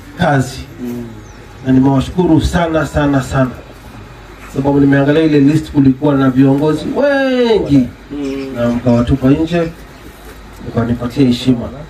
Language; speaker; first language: Swahili; native; Swahili